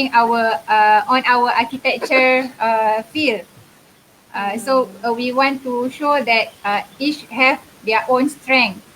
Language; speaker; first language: English; non-native, local second language; Malay